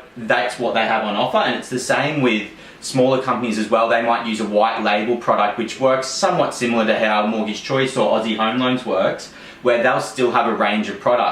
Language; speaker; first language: English; native; English